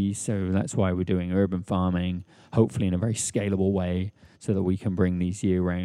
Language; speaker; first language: English; native; English